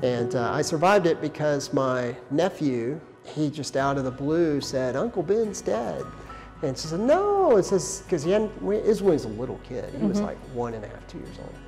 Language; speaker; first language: English; native; English